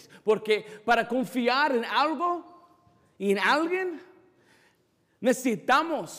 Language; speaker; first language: Spanish; non-native, fluent; English